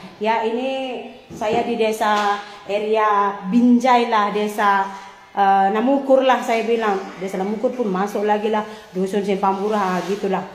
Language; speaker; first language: Indonesian; native; Indonesian